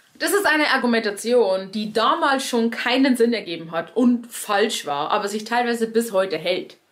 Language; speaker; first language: German; native; German